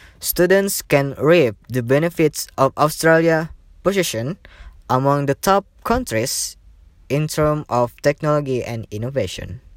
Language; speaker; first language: English; non-native, learner; Indonesian